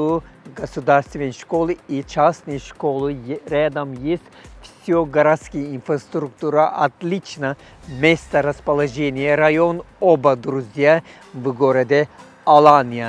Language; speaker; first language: Russian; non-native, learner; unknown